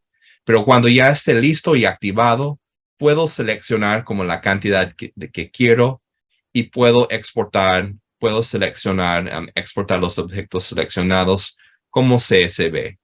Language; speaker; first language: Spanish; non-native, fluent; English